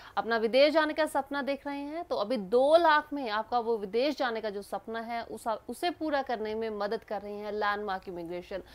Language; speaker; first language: Hindi; non-native, local second language; Punjabi